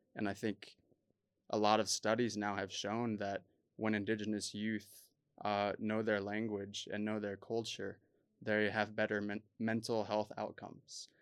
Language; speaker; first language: English; native; English